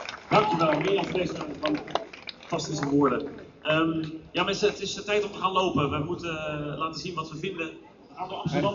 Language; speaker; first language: Dutch; native; Dutch